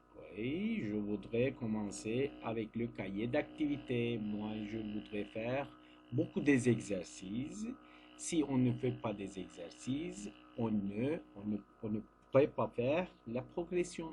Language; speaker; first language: French; non-native, learner; Turkish